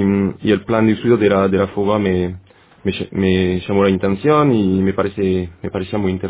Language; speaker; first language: Spanish; non-native, fluent; French